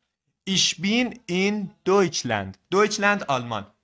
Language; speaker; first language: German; non-native, fluent; Persian